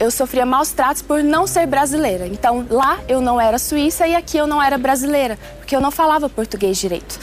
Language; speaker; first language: Portuguese; early bilingual, other home language; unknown